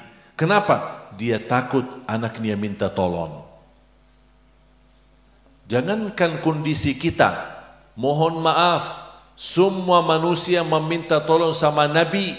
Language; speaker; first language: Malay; non-native, fluent; Arabic